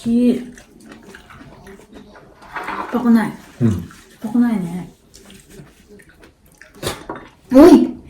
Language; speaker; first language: Japanese; non-native, fluent; Filipino